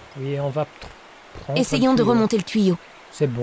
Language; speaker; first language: French; non-native, learner; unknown